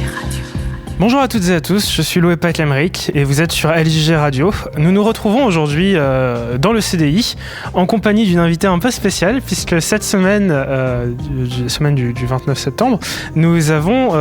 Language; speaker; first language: French; native; French